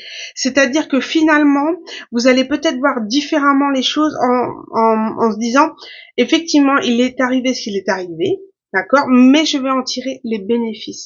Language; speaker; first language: French; native; French